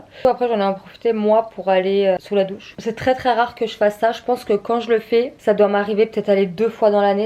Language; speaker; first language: French; native; French